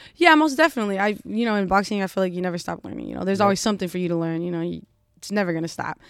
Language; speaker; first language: English; native; English